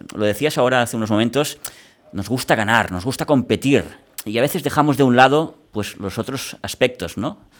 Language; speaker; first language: Spanish; non-native, local second language; Catalan